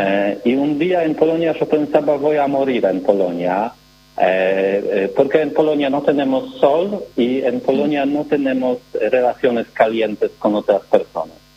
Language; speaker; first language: Spanish; non-native, learner; Polish